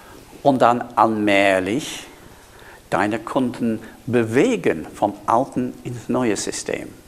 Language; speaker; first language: German; non-native, fluent; English